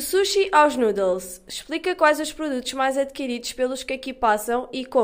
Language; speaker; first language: Portuguese; native; Portuguese